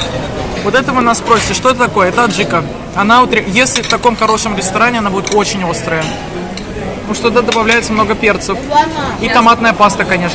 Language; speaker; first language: Russian; native; Russian